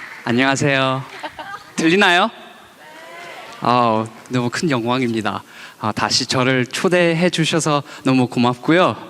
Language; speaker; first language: Korean; early bilingual, heritage; English